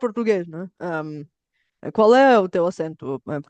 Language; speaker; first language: Portuguese; non-native, fluent; Bulgarian